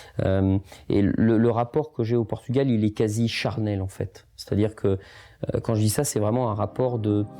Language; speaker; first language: French; early bilingual, other home language; Portuguese